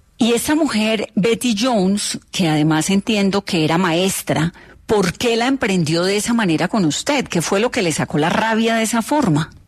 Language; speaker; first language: Spanish; native; Spanish